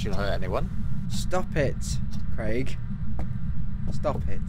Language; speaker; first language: English; native; English